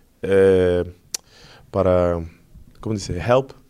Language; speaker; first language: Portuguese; non-native, learner; French